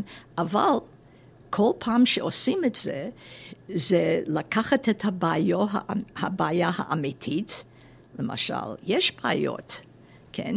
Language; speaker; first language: Hebrew; non-native, fluent; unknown